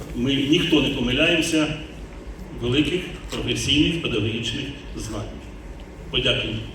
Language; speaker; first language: Ukrainian; native; Ukrainian